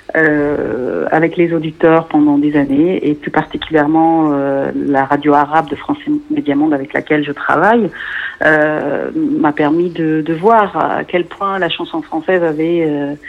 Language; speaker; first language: French; non-native, local second language; Arabic